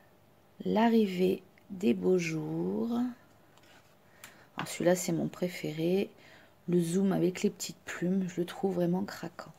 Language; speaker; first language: French; native; French